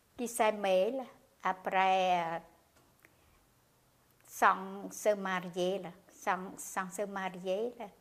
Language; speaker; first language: French; non-native, learner; Khmer